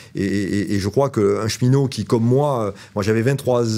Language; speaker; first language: French; native; French